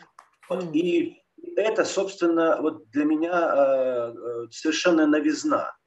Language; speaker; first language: Russian; native; Russian